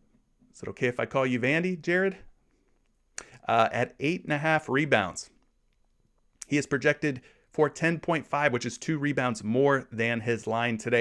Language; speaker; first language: English; native; English